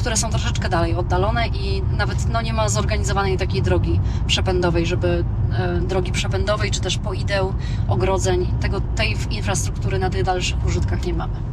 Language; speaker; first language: Polish; native; Polish